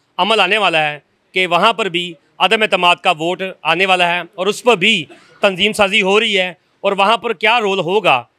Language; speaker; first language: Urdu; non-native, local second language; Punjabi